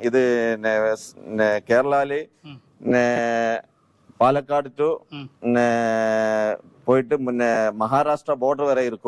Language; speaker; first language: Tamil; non-native, learner; Malayalam